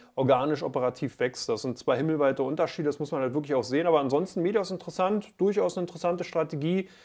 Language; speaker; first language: German; native; German